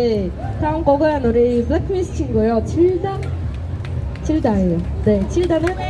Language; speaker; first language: Korean; non-native, learner; Russian